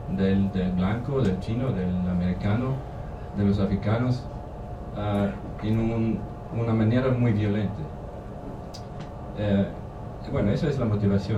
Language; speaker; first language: Spanish; non-native, learner; German